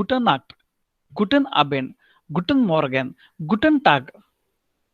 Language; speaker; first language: German; non-native, learner; Marathi